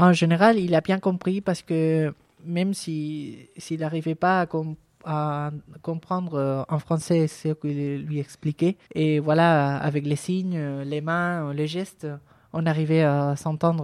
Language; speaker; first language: French; non-native, fluent; Spanish